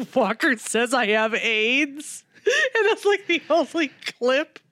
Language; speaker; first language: English; native; English